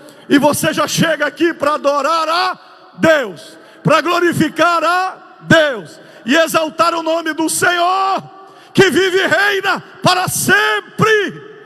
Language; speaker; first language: Portuguese; native; Portuguese